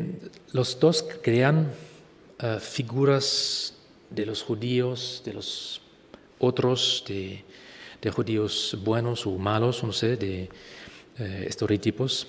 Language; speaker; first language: Spanish; non-native, fluent; German